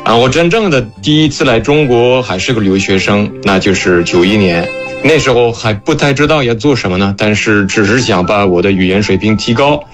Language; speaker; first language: Chinese; non-native, fluent; French